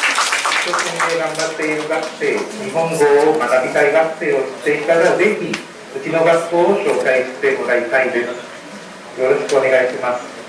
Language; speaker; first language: Japanese; non-native, fluent; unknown